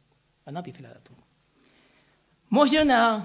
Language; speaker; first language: Hungarian; non-native, fluent; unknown